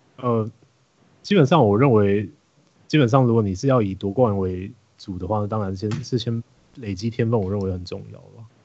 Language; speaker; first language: Chinese; native; Chinese